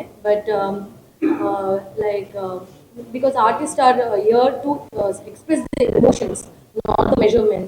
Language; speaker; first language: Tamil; non-native, fluent; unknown